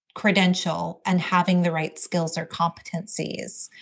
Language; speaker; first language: English; native; English